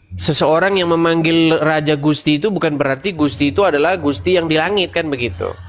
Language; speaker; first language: Indonesian; native; Indonesian